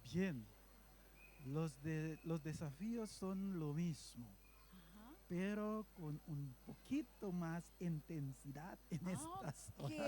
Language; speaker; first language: Spanish; non-native, fluent; Papiamento